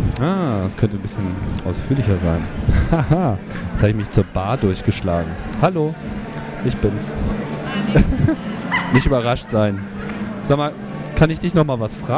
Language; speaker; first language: German; native; German